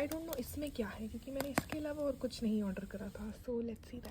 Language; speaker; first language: Hindi; native; Hindi